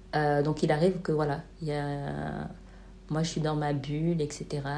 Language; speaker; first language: French; native; French